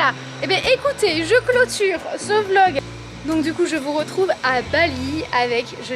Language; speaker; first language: French; native; French